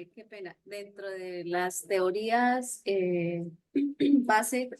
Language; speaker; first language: Spanish; native; Spanish